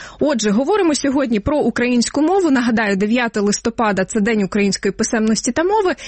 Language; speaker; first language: Ukrainian; native; Ukrainian